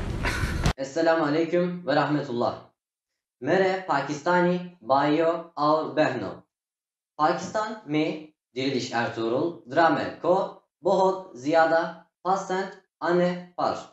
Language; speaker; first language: Hindi; non-native, learner; Turkish